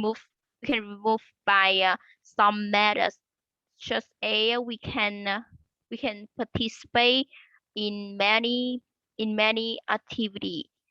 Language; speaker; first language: English; non-native, learner; Vietnamese